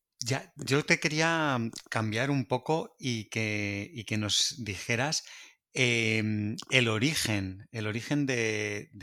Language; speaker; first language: Spanish; native; Spanish